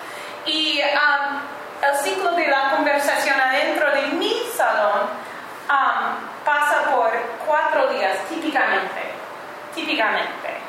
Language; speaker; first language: Spanish; non-native, fluent; English